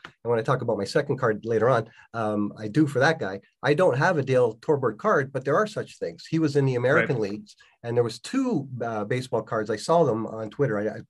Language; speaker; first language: English; native; English